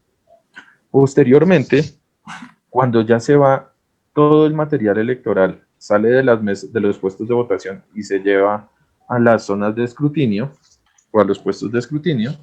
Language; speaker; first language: Spanish; native; Spanish